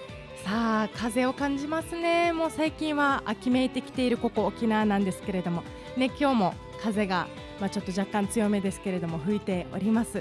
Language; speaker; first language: Japanese; native; Japanese